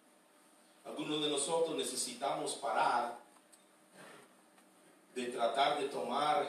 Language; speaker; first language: Spanish; early bilingual, heritage; Spanish